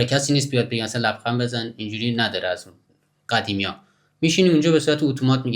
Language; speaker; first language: Persian; native; Persian